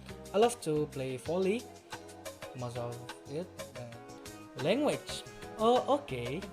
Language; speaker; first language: English; non-native, learner; Indonesian